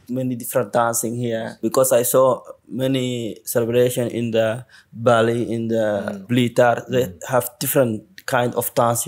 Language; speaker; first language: English; non-native, learner; Arabic